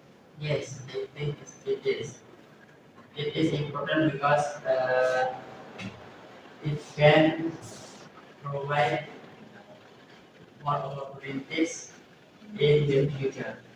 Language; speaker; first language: English; non-native, learner; Indonesian